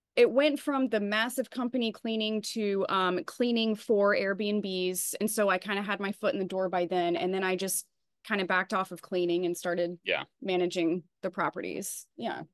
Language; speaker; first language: English; native; English